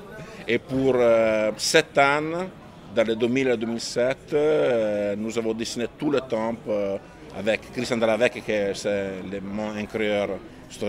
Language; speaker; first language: French; non-native, fluent; Italian